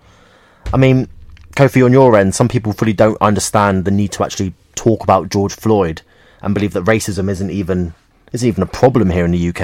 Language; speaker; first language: English; native; English